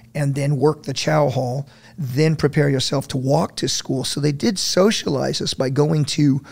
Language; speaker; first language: English; native; English